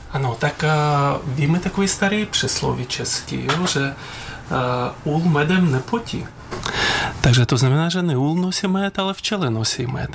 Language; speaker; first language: Czech; non-native, fluent; Ukrainian